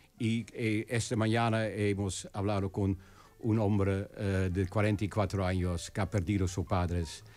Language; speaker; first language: Spanish; non-native, learner; Dutch